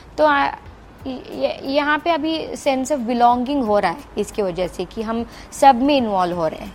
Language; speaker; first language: Hindi; non-native, local second language; Kannada